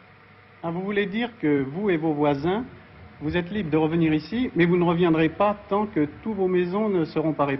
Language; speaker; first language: French; native; French